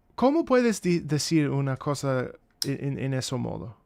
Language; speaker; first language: Spanish; non-native, learner; English